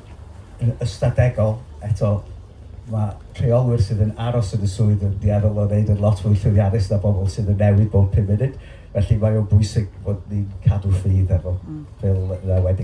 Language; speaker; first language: Welsh; native; Welsh